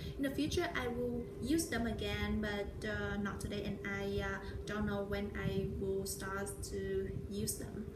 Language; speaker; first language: English; non-native, learner; Vietnamese